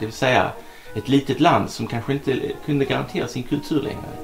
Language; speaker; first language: Swedish; native; Swedish